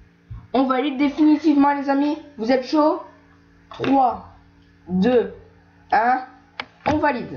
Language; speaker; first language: French; native; French